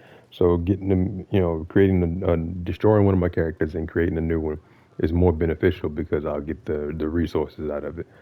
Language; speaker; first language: English; native; English